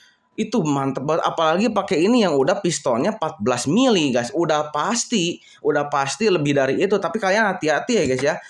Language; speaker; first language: Indonesian; native; Indonesian